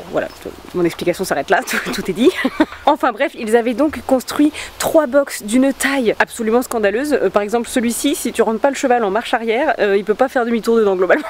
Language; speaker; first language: French; native; French